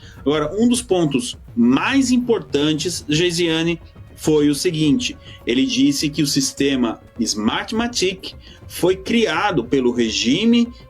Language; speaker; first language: Portuguese; native; Portuguese